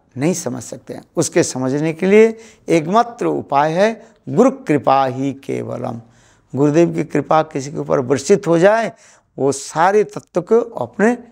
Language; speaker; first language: Hindi; non-native, local second language; Bangla